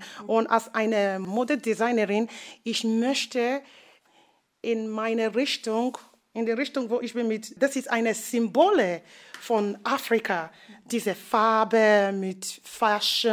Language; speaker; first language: German; non-native, fluent; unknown